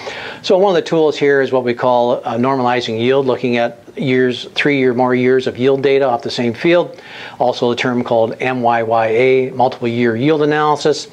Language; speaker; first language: English; native; English